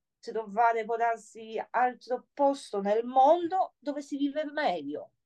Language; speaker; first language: Italian; non-native, fluent; Polish